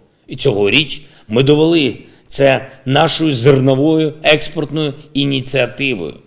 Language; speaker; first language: Ukrainian; non-native, local second language; Russian